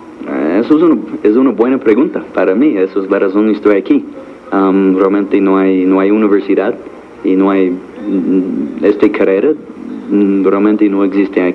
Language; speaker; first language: Spanish; non-native, fluent; English